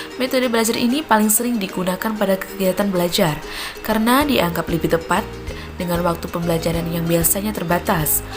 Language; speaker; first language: Indonesian; native; Indonesian